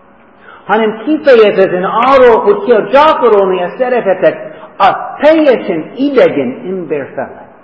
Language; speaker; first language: Hungarian; non-native, fluent; English